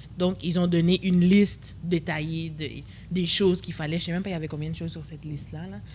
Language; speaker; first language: French; early bilingual, other home language; Lingala